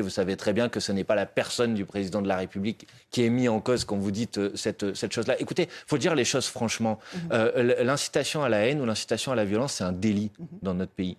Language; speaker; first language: French; native; French